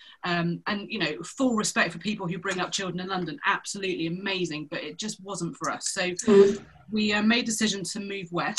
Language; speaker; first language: English; native; English